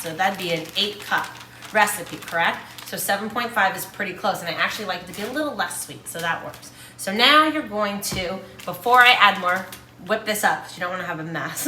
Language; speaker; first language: English; native; English